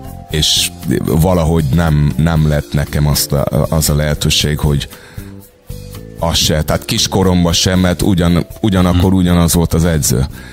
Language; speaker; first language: Hungarian; non-native, fluent; English